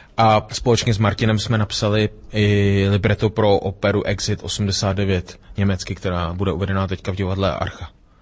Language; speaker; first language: Czech; native; Czech